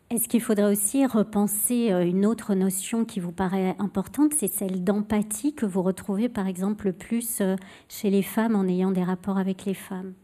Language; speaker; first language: French; native; French